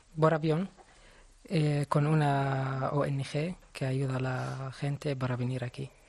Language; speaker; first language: Spanish; non-native, learner; Arabic